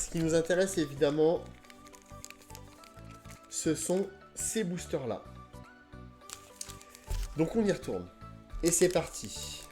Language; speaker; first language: French; native; French